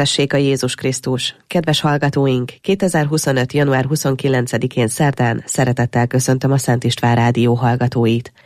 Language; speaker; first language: Hungarian; native; Hungarian